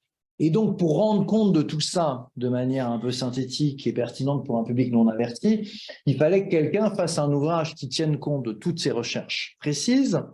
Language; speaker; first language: French; native; French